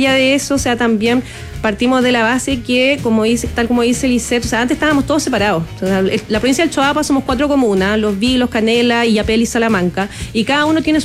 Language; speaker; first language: Spanish; native; Spanish